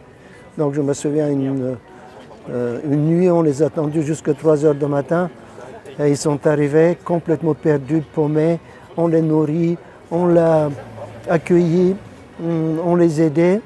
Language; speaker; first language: French; non-native, fluent; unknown